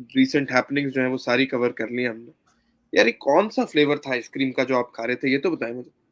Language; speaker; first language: Urdu; native; Urdu